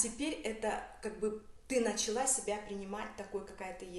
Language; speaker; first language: Russian; native; Russian